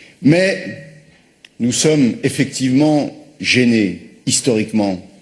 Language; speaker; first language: French; native; French